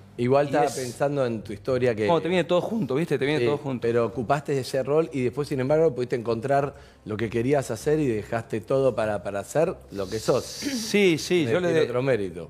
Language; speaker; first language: Spanish; native; Spanish